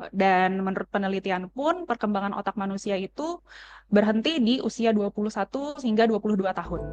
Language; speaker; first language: Indonesian; native; Indonesian